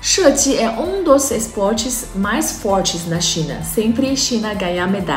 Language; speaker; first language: Portuguese; non-native, fluent; Chinese